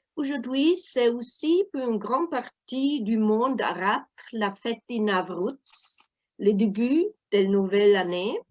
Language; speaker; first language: French; non-native, fluent; German